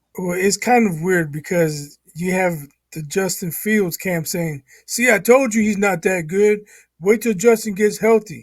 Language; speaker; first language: English; native; English